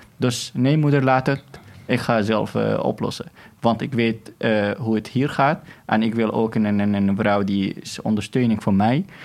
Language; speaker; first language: Dutch; non-native, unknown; Arabic